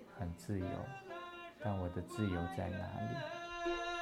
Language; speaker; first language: Chinese; non-native, local second language; Tibetan